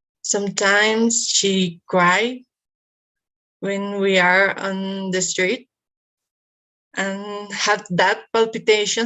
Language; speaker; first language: English; non-native, learner; Spanish